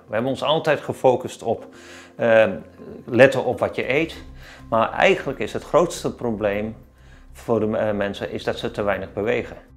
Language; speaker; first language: Dutch; native; Dutch